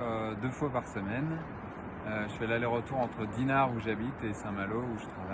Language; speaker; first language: French; native; French